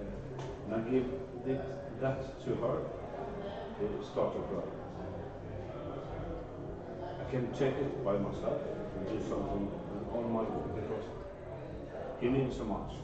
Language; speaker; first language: English; non-native, learner; Norwegian